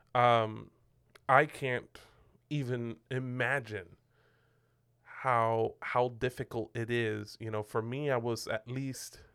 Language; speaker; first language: English; non-native, fluent; Spanish